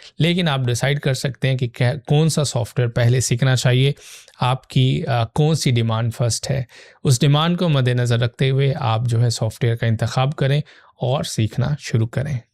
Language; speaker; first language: Urdu; native; Urdu